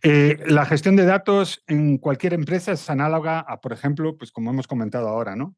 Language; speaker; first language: Spanish; native; Spanish